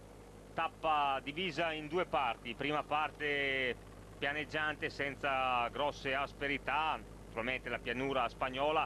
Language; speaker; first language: Italian; native; Italian